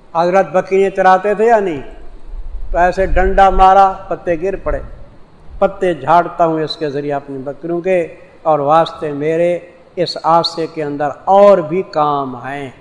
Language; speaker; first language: Urdu; non-native, local second language; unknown